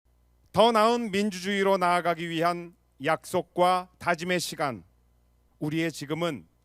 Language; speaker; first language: Korean; native; Korean